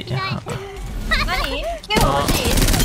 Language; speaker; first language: Japanese; non-native, fluent; Thai